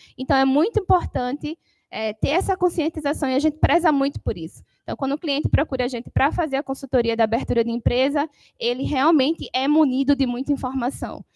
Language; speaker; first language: Portuguese; native; Portuguese